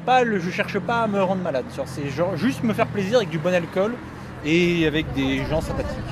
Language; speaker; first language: French; native; French